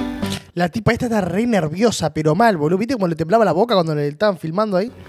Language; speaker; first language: Spanish; native; Spanish